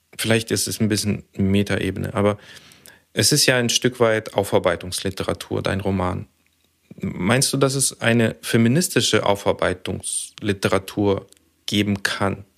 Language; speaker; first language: German; early bilingual, other home language; Russian